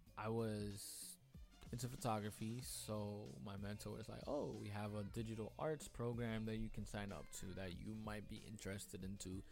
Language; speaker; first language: English; native; English